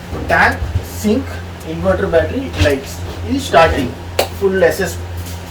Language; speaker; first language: Telugu; non-native, learner; Tamil